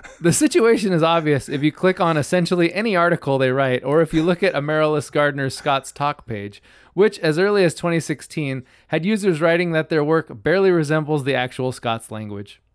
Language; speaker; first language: English; native; English